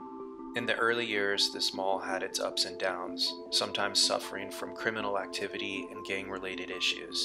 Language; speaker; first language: English; native; English